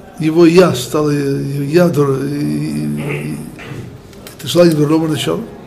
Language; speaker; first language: Russian; early bilingual, heritage; Russian